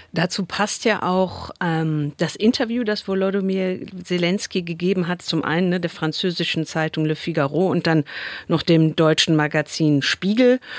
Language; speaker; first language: German; native; German